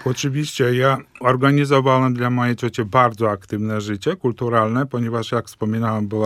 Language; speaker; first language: Polish; early bilingual, heritage; Polish